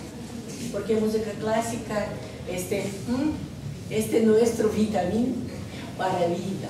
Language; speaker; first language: Spanish; non-native, learner; Russian